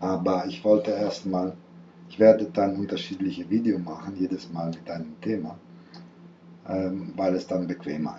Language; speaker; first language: German; non-native, fluent; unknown